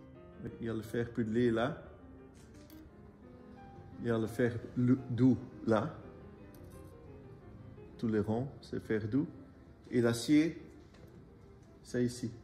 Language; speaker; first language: French; non-native, local second language; Dutch